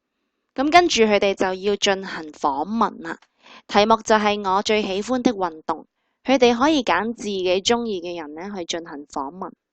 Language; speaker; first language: Cantonese; native; Cantonese